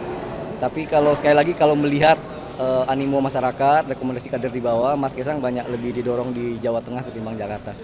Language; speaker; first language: Indonesian; native; Indonesian